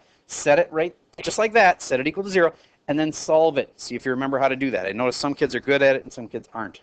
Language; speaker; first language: English; native; English